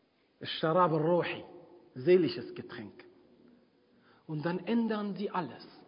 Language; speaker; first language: German; non-native, fluent; Arabic